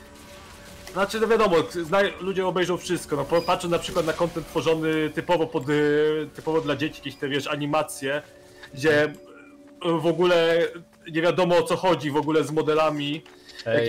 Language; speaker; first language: Polish; native; Polish